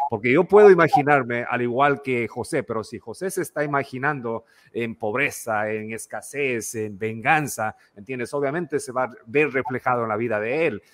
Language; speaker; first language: Spanish; native; Spanish